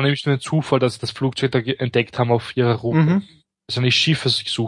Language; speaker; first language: German; native; German